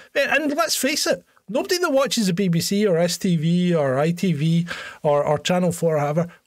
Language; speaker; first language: English; native; English